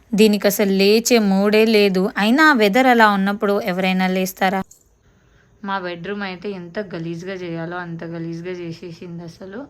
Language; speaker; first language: Telugu; non-native, local second language; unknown